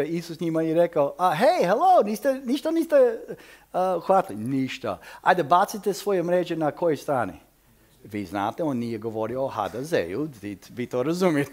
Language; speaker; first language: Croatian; early bilingual, heritage; Croatian